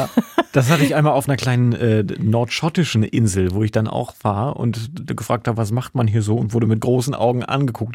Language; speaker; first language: German; native; German